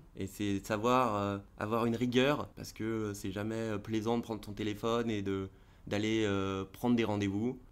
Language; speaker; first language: French; native; French